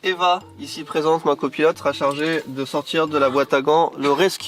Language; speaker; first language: French; native; French